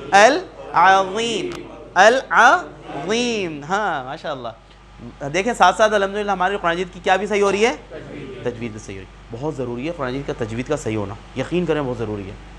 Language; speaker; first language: Urdu; native; Urdu